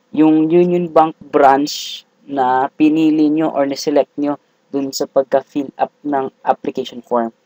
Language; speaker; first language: Filipino; non-native, local second language; Cebuano